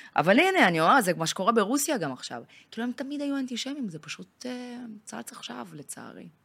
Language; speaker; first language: Hebrew; non-native, fluent; Russian